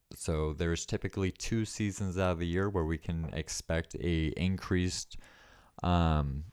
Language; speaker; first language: English; native; English